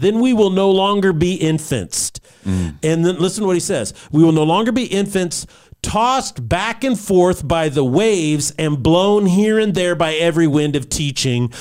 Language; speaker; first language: English; native; English